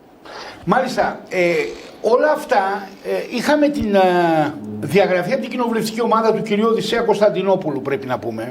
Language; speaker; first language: Greek; native; Greek